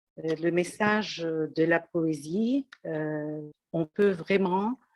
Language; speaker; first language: French; non-native, local second language; Arabic